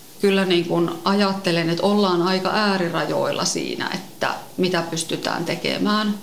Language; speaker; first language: Finnish; native; Finnish